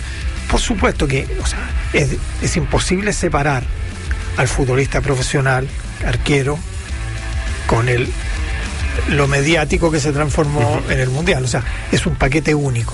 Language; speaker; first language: Spanish; native; Spanish